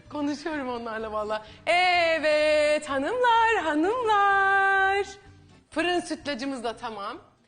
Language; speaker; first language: Turkish; native; Turkish